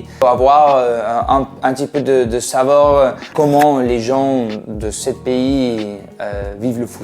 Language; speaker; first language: French; non-native, fluent; Spanish